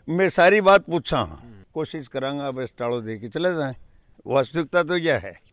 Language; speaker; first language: Hindi; native; Hindi